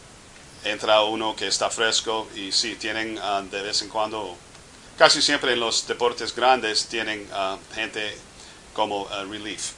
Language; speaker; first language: Spanish; non-native, fluent; English